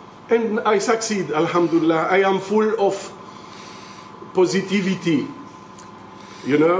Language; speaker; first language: English; non-native, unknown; Arabic